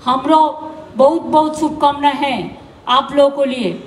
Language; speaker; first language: Hindi; non-native, local second language; Bangla